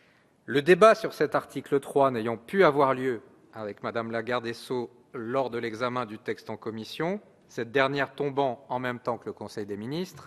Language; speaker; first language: French; native; French